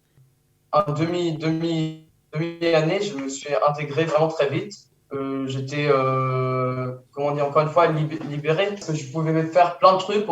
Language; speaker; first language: French; early bilingual, heritage; French